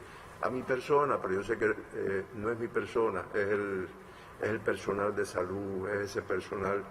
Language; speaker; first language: Spanish; native; Spanish